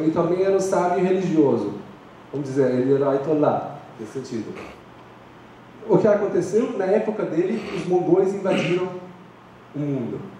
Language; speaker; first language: Portuguese; non-native, fluent; Persian